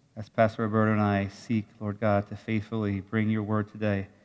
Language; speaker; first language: English; native; English